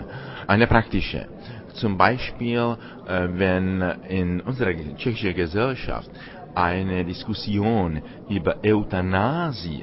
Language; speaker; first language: German; non-native, fluent; Czech